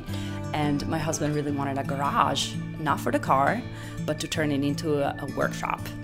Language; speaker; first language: English; non-native, fluent; Italian